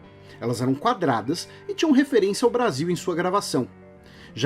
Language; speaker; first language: Portuguese; native; Portuguese